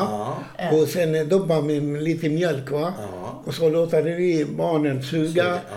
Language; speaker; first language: Swedish; non-native, fluent; Arabic